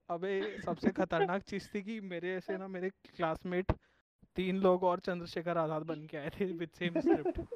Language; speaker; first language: Hindi; native; Hindi